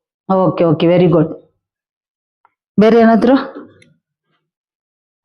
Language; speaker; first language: Kannada; non-native, local second language; Tamil